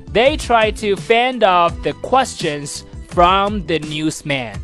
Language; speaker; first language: English; non-native, fluent; Chinese